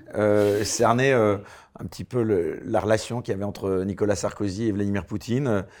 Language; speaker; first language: French; native; French